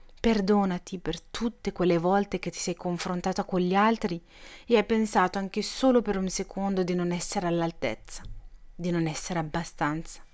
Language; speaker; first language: Italian; native; Italian